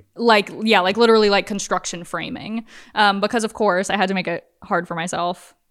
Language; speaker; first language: English; native; English